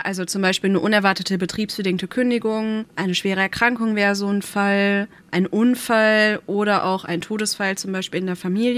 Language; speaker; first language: German; native; German